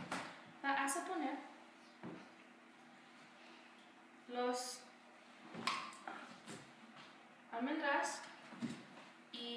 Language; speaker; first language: Spanish; non-native, learner; English